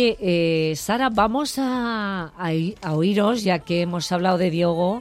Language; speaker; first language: Spanish; native; Spanish